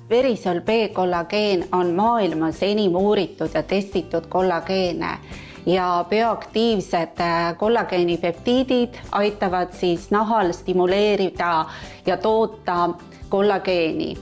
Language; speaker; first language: Estonian; native; Estonian